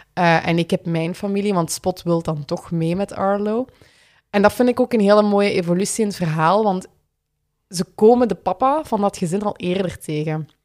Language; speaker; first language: Dutch; native; Dutch